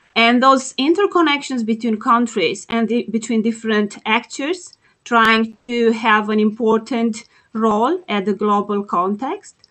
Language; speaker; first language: English; non-native, fluent; Romanian